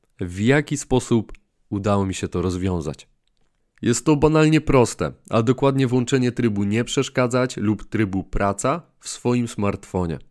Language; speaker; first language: Polish; native; Polish